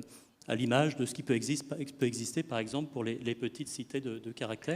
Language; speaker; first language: French; native; French